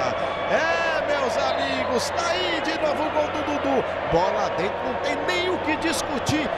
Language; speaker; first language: Portuguese; native; Portuguese